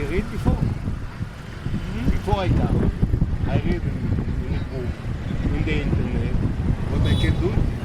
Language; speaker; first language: English; non-native, learner; Hebrew